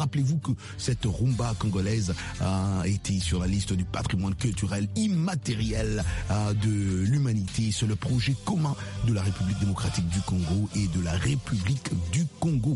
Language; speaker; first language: French; non-native, local second language; Lingala